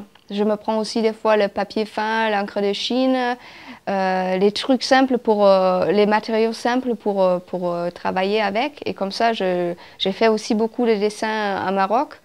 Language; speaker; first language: French; non-native, fluent; German